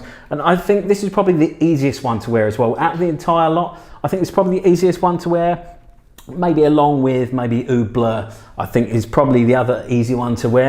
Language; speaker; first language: English; native; English